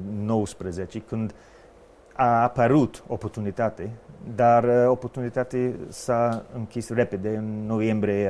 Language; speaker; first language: Romanian; non-native, fluent; English